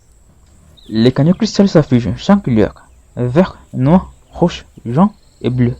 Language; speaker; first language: French; non-native, learner; Spanish